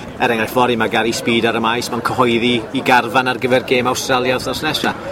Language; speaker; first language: Welsh; native; Welsh